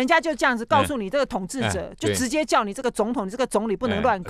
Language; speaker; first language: Chinese; native; Chinese